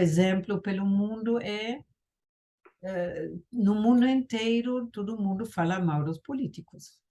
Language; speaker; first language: Portuguese; non-native, fluent; German